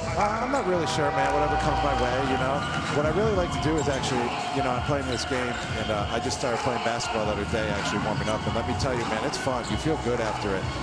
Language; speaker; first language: English; native; English